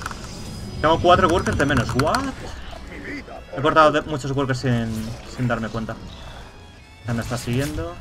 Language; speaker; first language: Spanish; native; Spanish